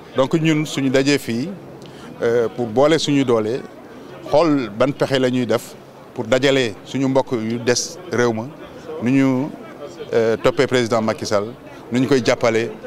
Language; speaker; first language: Wolof; non-native, local second language; Fula